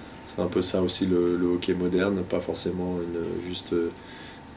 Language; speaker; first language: French; native; French